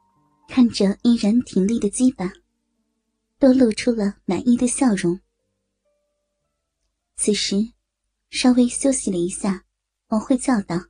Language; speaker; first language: Chinese; native; Chinese